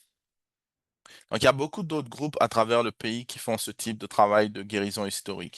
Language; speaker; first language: French; native; French